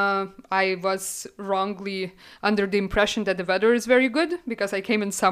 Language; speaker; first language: English; non-native, fluent; Lithuanian